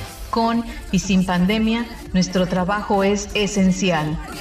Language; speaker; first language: Spanish; native; Spanish